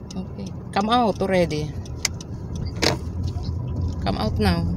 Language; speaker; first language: English; non-native, local second language; Filipino